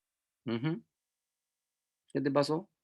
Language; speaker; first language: Spanish; native; Spanish